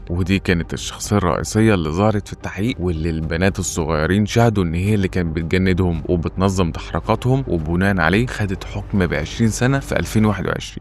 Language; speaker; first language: Arabic; native; Arabic